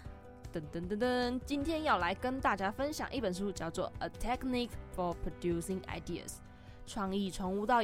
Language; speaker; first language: Chinese; native; Chinese